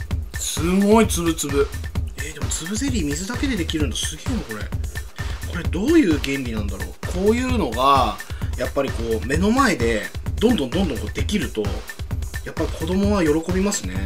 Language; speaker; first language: Japanese; native; Japanese